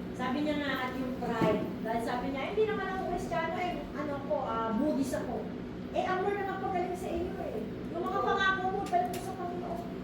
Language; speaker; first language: Filipino; native; Filipino